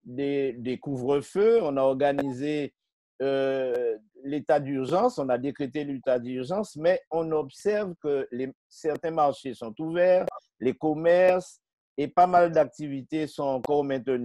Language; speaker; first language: French; native; French